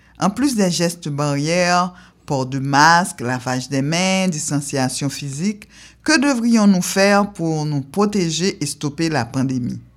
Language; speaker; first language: French; non-native, local second language; Haitian Creole